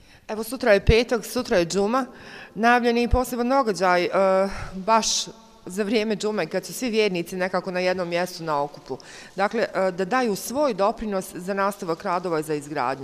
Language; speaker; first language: Croatian; native; Croatian